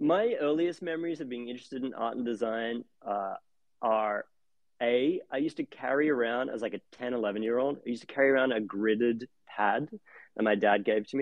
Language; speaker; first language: English; native; English